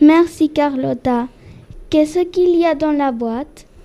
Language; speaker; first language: French; early bilingual, heritage; French